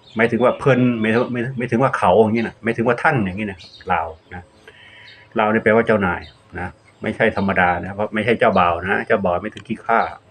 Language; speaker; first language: Thai; non-native, local second language; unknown